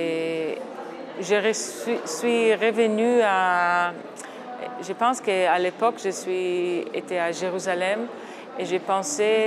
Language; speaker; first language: French; non-native, fluent; Hebrew